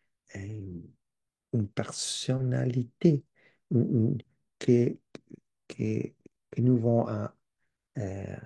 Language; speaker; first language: French; non-native, learner; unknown